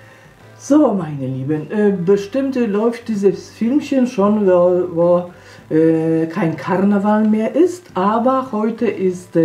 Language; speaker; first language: German; non-native, fluent; Polish